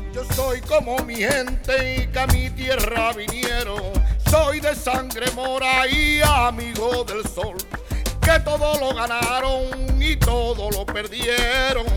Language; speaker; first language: Danish; non-native, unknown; Spanish